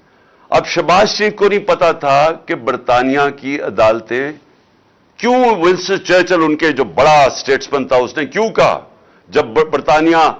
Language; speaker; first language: Urdu; native; Urdu